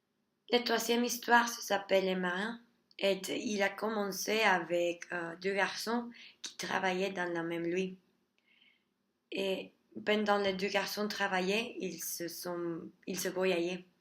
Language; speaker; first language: French; non-native, learner; Spanish